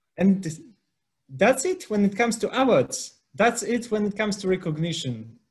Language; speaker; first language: English; non-native, fluent; Polish